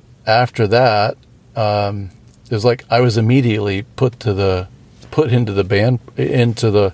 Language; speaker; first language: English; native; English